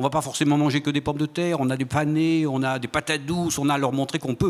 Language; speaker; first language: French; native; French